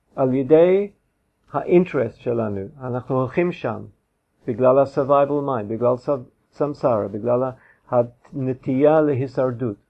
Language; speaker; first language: Hebrew; non-native, fluent; English